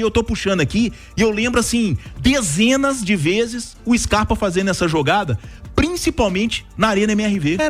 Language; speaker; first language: Portuguese; native; Portuguese